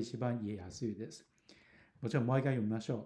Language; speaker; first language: Japanese; non-native, fluent; Cantonese